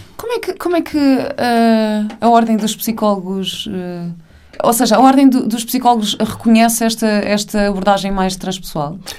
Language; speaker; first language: Portuguese; native; Portuguese